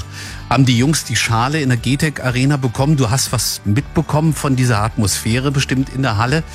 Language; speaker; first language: German; native; German